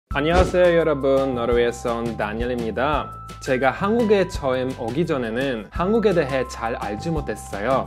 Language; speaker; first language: Korean; non-native, learner; Norwegian